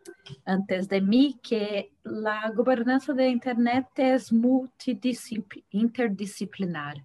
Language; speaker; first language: Spanish; non-native, fluent; Portuguese